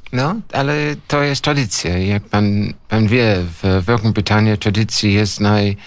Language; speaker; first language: Polish; non-native, fluent; English